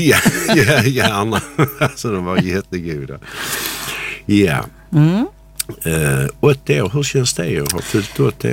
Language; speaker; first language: Swedish; native; Swedish